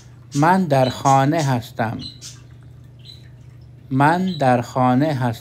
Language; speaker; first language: Persian; non-native, fluent; Urdu